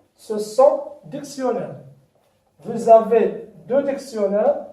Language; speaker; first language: French; non-native, local second language; Arabic